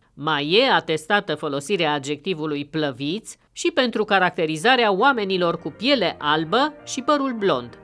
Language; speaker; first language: Romanian; native; Romanian